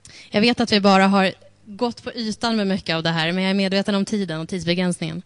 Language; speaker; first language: Swedish; native; Swedish